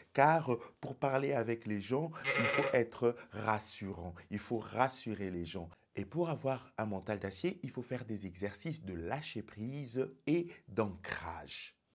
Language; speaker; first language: French; non-native, local second language; Lingala